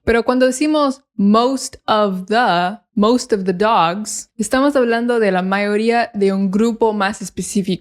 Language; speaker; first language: Spanish; non-native, fluent; English